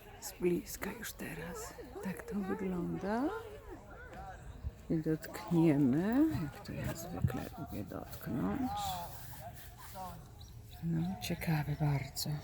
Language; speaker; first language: Polish; native; Polish